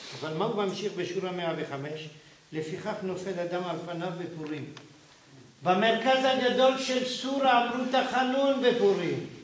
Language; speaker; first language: Hebrew; non-native, fluent; French